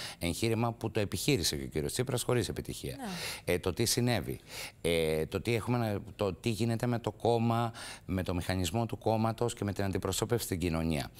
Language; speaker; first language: Greek; native; Greek